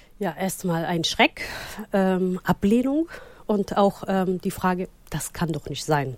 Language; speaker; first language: German; non-native, fluent; Somali